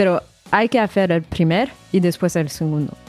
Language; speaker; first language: Spanish; non-native, fluent; French